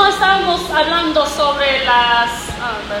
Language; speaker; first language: Spanish; non-native, learner; English